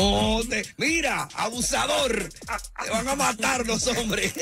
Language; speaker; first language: Spanish; native; Spanish